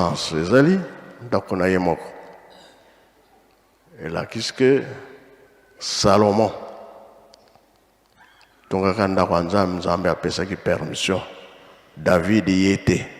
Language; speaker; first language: Lingala; non-native, local second language; Kongo